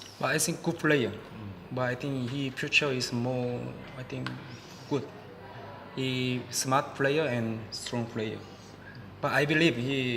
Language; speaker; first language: English; non-native, learner; Korean